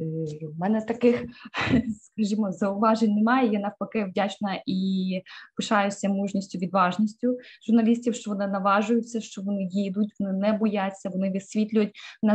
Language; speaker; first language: Ukrainian; native; Ukrainian